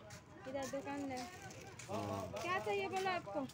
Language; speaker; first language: Hindi; non-native, fluent; Bangla